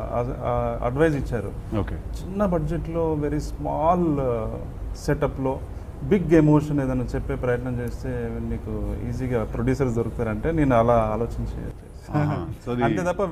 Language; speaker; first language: Telugu; native; Telugu